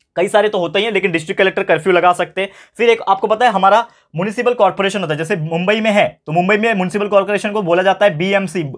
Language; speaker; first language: Hindi; native; Hindi